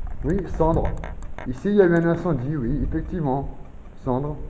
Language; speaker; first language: French; native; French